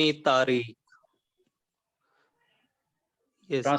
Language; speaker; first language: English; non-native, learner; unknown